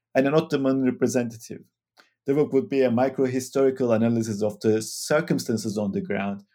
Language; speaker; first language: English; non-native, fluent; Turkish